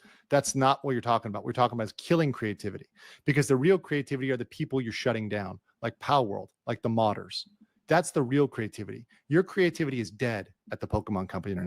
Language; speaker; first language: English; native; English